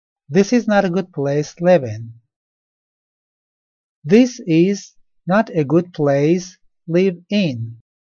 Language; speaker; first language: English; non-native, fluent; Persian